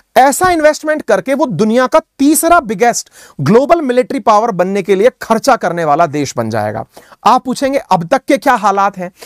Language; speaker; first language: Hindi; native; Hindi